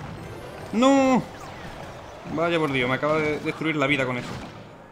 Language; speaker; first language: Spanish; native; Spanish